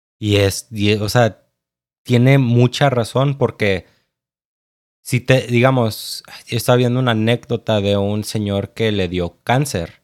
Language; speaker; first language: Spanish; native; Spanish